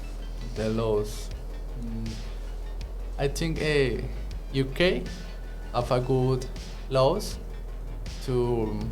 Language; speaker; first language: English; non-native, learner; Spanish